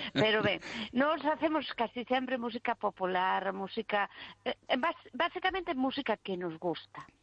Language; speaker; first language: Galician; non-native, local second language; Spanish